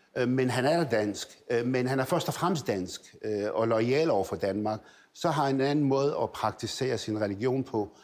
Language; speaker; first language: Danish; early bilingual, other home language; Arabic